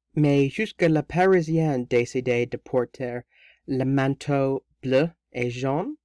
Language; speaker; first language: French; non-native, learner; English